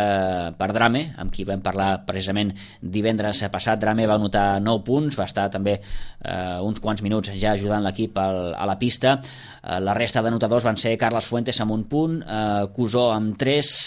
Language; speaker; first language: Catalan; native; Catalan